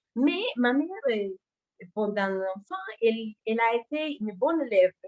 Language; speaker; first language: French; non-native, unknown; Spanish